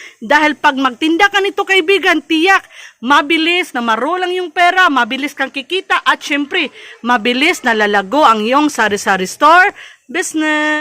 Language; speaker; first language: Filipino; non-native, local second language; Cebuano